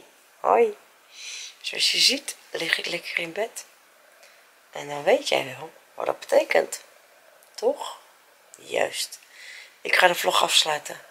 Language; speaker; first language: Dutch; native; Dutch